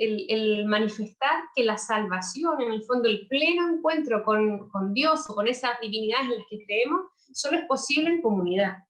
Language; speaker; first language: Spanish; native; Spanish